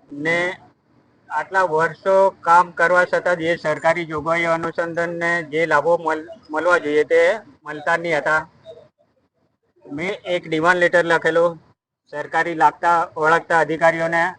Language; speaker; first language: Gujarati; non-native, local second language; Gamit